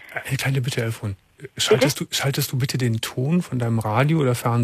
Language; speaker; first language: German; native; German